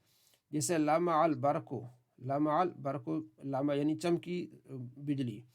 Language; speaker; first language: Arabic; non-native, fluent; Urdu